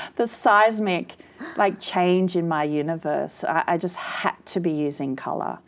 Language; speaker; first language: English; native; English